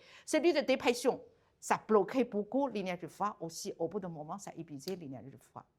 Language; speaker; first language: French; non-native, learner; Chinese